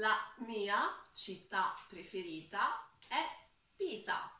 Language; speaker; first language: Italian; non-native, learner; French